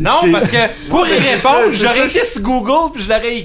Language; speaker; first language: French; native; French